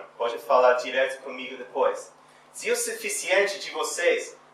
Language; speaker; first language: Portuguese; non-native, fluent; English